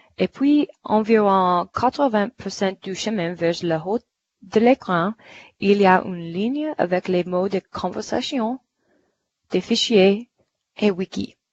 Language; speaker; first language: French; non-native, fluent; English